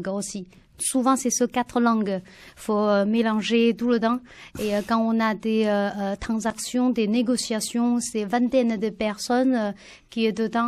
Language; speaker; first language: French; non-native, learner; Chinese